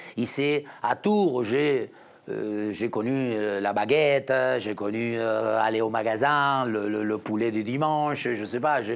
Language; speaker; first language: French; non-native, fluent; Spanish